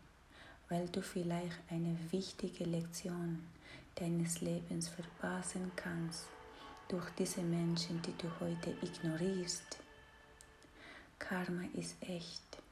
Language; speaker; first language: German; non-native, fluent; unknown